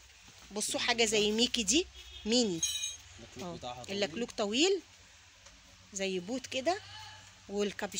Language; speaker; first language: Arabic; native; Arabic